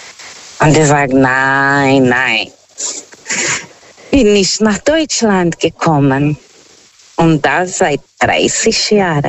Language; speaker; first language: German; non-native, learner; Portuguese